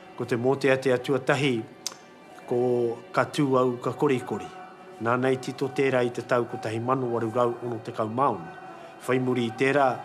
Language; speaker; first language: Māori; native; Māori